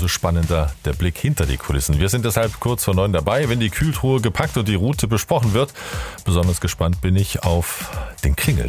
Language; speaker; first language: German; native; German